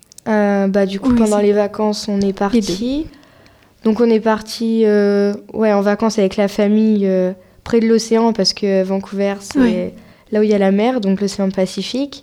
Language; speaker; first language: French; native; French